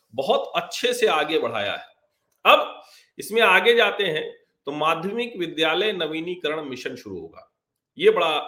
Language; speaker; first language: Hindi; native; Hindi